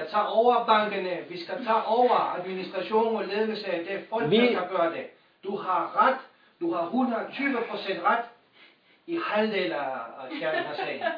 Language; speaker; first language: Danish; non-native, fluent; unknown